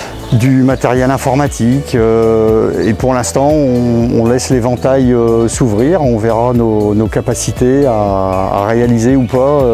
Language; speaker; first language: French; native; French